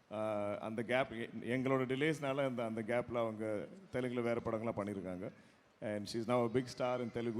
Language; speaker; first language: Tamil; non-native, local second language; Malayalam